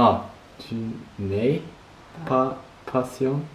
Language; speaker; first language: French; non-native, learner; German